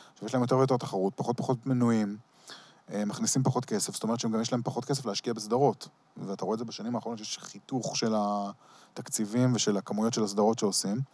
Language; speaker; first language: Hebrew; early bilingual, heritage; Hebrew